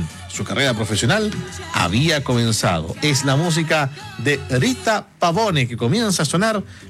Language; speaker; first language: Spanish; native; Spanish